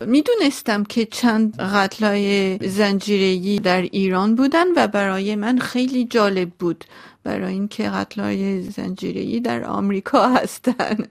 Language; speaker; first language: Persian; non-native, local second language; Armenian